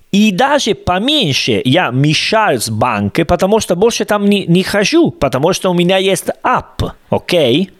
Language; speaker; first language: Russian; non-native, learner; Italian